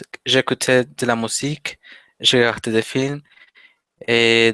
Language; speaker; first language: French; non-native, learner; Spanish